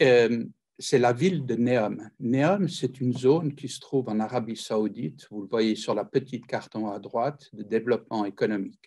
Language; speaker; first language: French; native; French